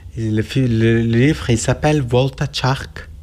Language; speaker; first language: French; non-native, learner; Kurdish